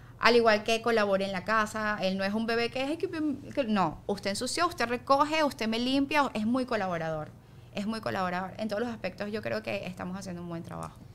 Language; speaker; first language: Spanish; native; Spanish